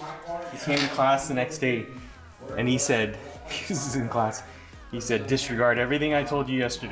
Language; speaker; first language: English; native; English